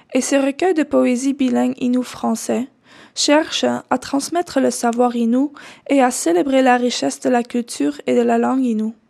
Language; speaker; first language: French; non-native, fluent; Dutch